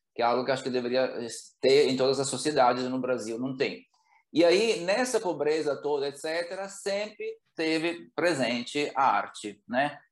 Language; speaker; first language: Portuguese; non-native, fluent; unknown